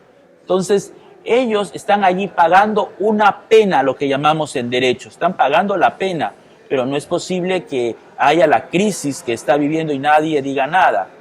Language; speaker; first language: Spanish; native; Spanish